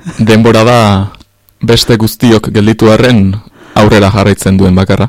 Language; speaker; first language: Basque; native; Basque